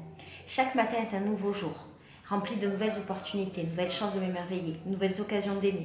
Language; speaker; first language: French; native; French